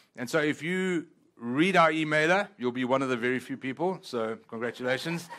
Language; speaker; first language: English; non-native, local second language; Italian